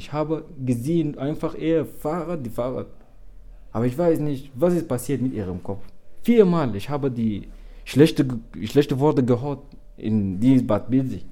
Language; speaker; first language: German; non-native, learner; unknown